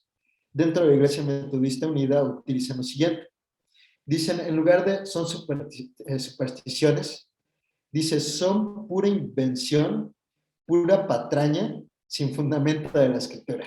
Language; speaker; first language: Spanish; native; Spanish